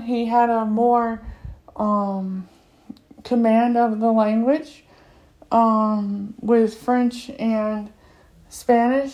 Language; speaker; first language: English; native; English